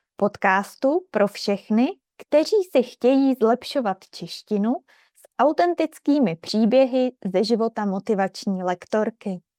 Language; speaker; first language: Czech; native; Czech